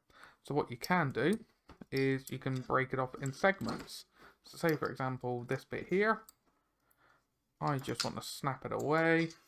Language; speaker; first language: English; native; English